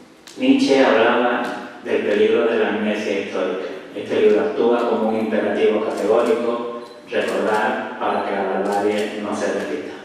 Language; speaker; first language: Spanish; native; Spanish